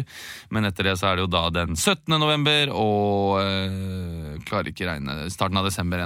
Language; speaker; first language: Norwegian; native; Norwegian